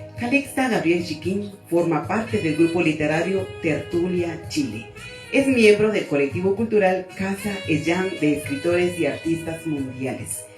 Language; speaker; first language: Spanish; native; Spanish